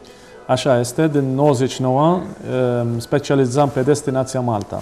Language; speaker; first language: Romanian; non-native, learner; Maltese